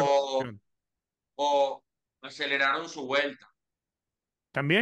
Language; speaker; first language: Spanish; native; Spanish